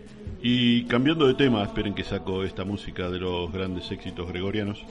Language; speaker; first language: Spanish; native; Spanish